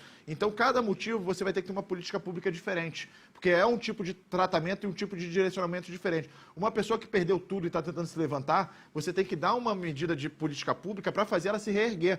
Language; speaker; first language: Portuguese; native; Portuguese